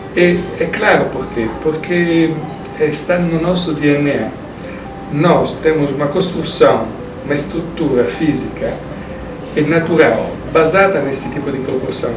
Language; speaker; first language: Portuguese; non-native, fluent; Italian